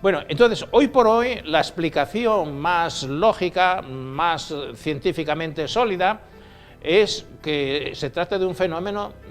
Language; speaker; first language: Spanish; native; Spanish